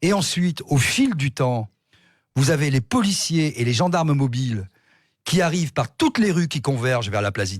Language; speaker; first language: French; native; French